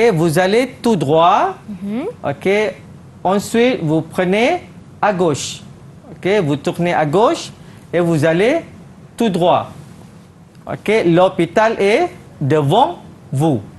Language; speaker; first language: French; non-native, fluent; Malay